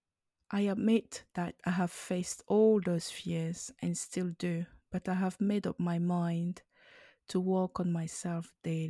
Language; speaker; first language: English; non-native, local second language; French